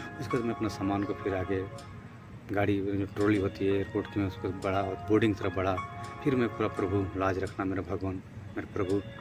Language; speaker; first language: Hindi; native; Hindi